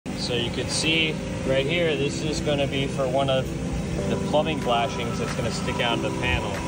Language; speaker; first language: English; native; English